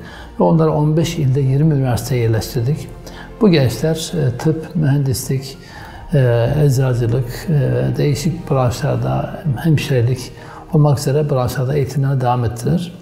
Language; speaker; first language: Turkish; native; Turkish